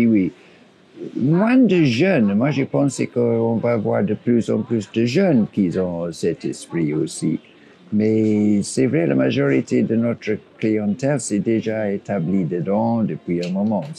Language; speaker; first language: French; non-native, fluent; English